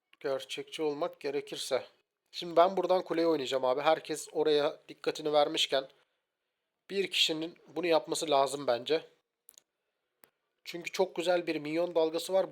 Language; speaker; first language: Turkish; native; Turkish